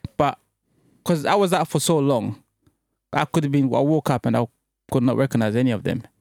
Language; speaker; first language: English; early bilingual, other home language; French